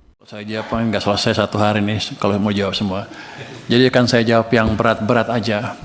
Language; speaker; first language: Indonesian; native; Indonesian